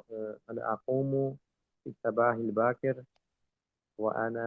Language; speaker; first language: Arabic; non-native, learner; Urdu